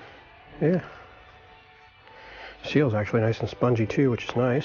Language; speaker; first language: English; native; English